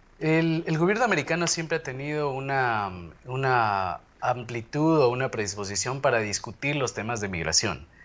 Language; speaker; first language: Spanish; native; Spanish